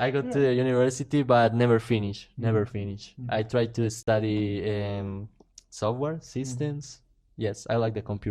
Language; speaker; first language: English; non-native, learner; Spanish